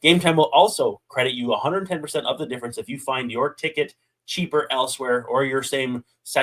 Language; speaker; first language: English; native; English